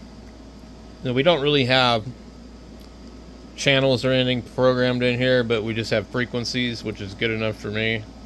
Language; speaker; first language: English; native; English